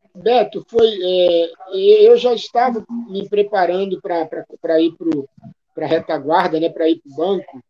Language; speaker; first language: Portuguese; native; Portuguese